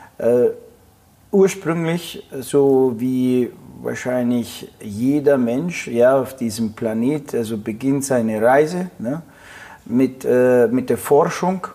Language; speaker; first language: German; non-native, fluent; Russian